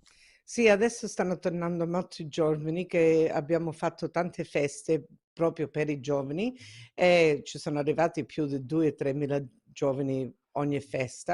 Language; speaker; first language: Italian; early bilingual, heritage; Italian